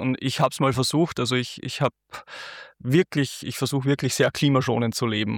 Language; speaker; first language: German; native; German